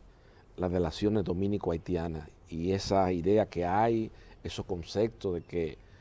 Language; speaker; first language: Spanish; native; Spanish